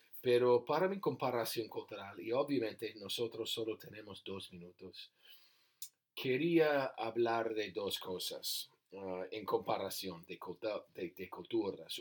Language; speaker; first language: Spanish; non-native, learner; English